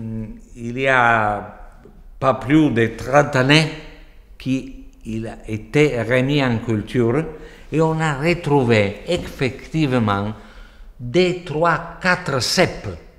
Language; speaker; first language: French; non-native, fluent; Italian